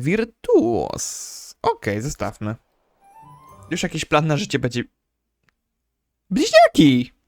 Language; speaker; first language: Polish; native; Polish